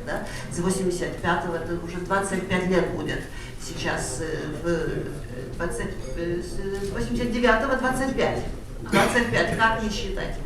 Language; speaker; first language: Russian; non-native, fluent; Polish